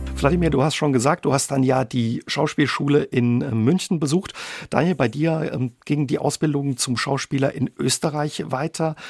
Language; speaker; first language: German; native; German